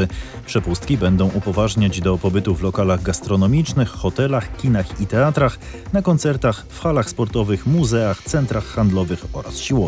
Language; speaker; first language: Polish; native; Polish